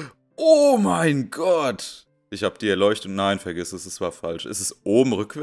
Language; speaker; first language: German; native; German